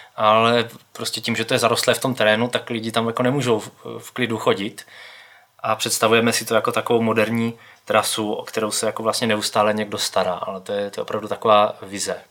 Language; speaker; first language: Czech; native; Czech